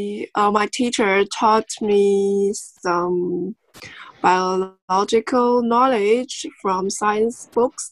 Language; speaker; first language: English; non-native, learner; Chinese